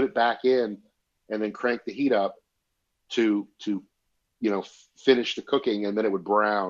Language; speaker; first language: English; native; English